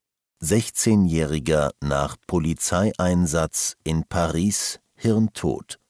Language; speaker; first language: German; native; German